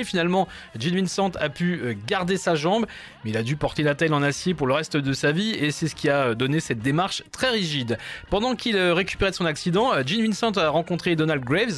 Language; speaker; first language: French; native; French